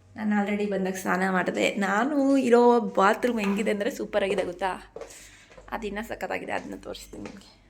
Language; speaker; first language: Kannada; native; Kannada